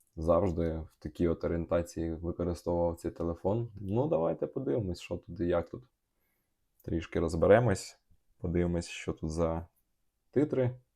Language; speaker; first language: Ukrainian; non-native, local second language; Russian